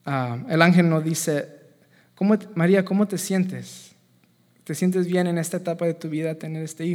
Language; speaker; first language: Spanish; native; Spanish